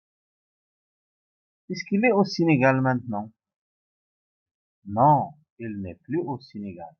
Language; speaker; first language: French; non-native, local second language; Arabic